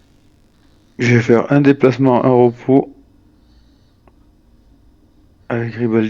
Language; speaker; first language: French; native; French